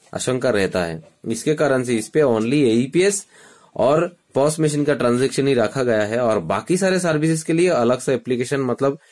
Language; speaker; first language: Hindi; non-native, local second language; Bangla